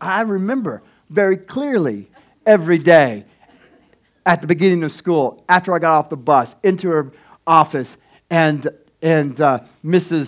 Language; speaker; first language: English; native; English